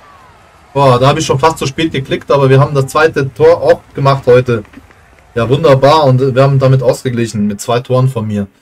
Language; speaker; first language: German; native; German